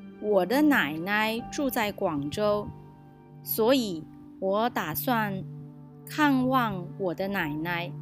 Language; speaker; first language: Chinese; early bilingual, heritage; English